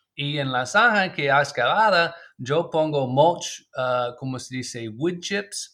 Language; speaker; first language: Spanish; non-native, learner; English